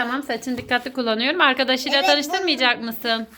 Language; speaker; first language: Turkish; native; Turkish